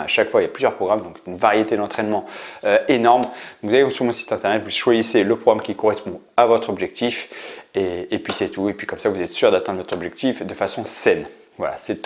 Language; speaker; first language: French; native; French